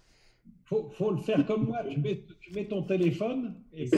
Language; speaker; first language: French; native; French